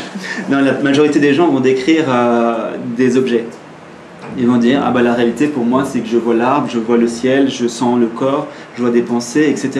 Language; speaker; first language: French; native; French